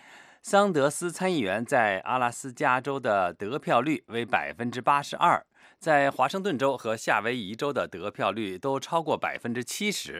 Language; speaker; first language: Chinese; native; Chinese